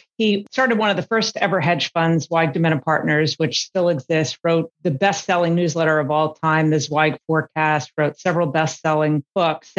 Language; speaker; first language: English; native; English